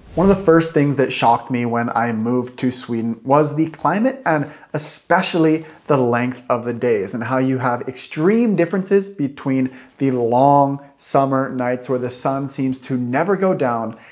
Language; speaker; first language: English; native; English